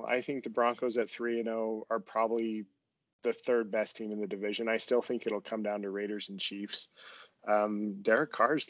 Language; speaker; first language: English; native; English